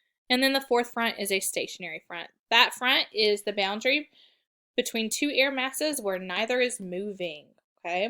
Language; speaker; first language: English; native; English